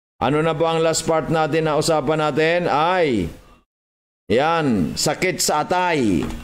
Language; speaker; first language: Filipino; non-native, local second language; Bikol